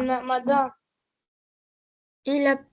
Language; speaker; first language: French; non-native, learner; Arabic